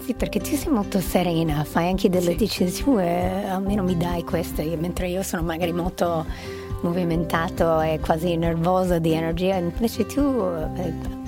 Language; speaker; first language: Italian; non-native, fluent; English